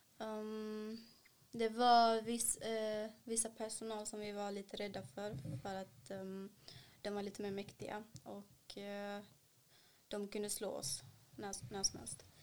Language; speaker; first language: Swedish; early bilingual, other home language; Kannada